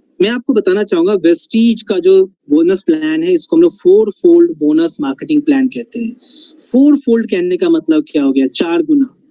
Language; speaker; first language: Hindi; non-native, local second language; Bangla